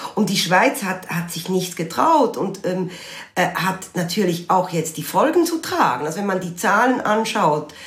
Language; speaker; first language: German; native; German